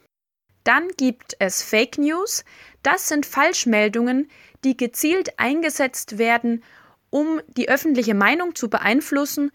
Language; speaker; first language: German; native; German